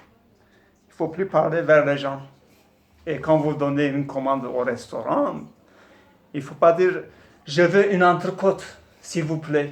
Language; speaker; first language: French; non-native, fluent; Turkish